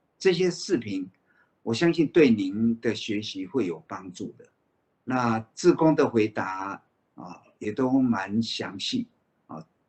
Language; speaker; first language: Chinese; native; Chinese